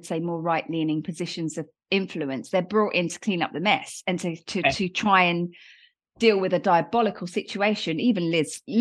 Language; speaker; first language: English; native; English